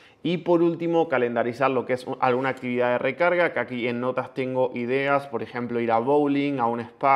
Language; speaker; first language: Spanish; native; Spanish